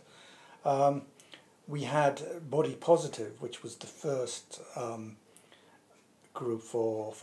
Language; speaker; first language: English; native; English